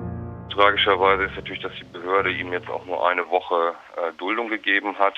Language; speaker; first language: German; native; German